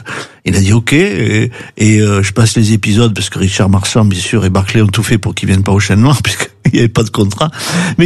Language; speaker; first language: French; native; French